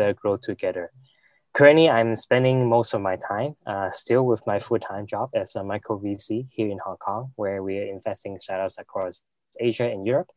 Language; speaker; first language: English; non-native, local second language; Cantonese